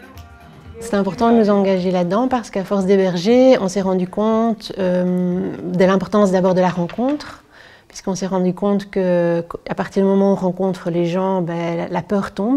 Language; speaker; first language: French; native; French